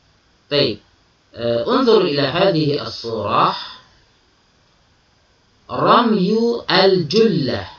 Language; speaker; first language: Arabic; non-native, fluent; Malay